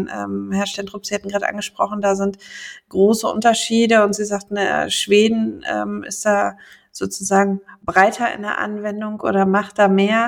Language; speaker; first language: German; native; German